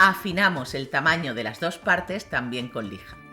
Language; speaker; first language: Spanish; native; Spanish